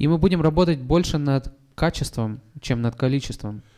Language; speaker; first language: Russian; native; Russian